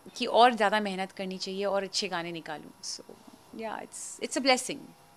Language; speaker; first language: Hindi; native; Hindi